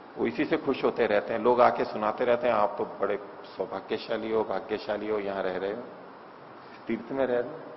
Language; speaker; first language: Hindi; native; Hindi